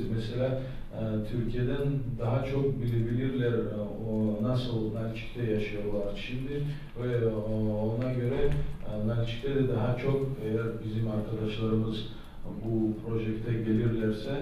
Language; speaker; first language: Turkish; non-native, learner; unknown